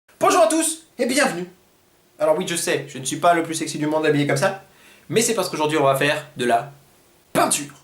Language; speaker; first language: French; native; French